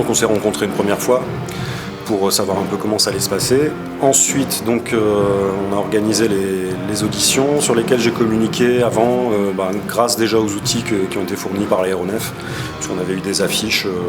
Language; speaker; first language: French; native; French